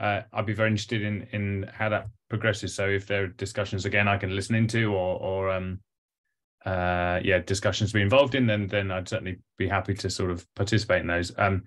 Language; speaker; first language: English; native; English